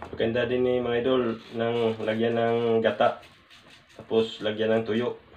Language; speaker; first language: Filipino; non-native, local second language; Cebuano